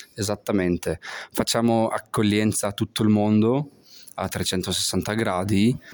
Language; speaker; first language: Italian; non-native, fluent; Albanian